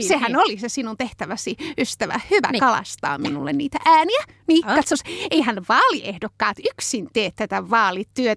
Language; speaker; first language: Finnish; native; Finnish